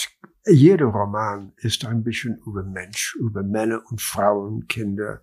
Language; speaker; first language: German; non-native, learner; English